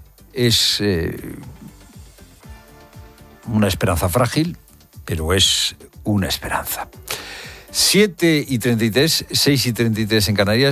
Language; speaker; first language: Spanish; native; Spanish